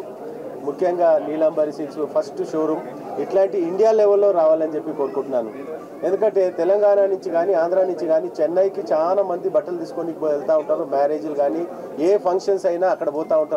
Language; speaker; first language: Telugu; native; Telugu